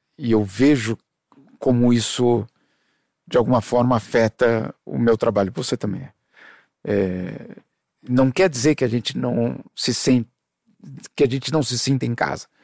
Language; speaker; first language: Portuguese; native; Portuguese